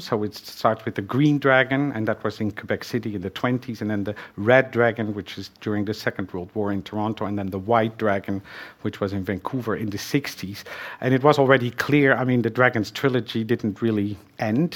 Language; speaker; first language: English; non-native, fluent; Dutch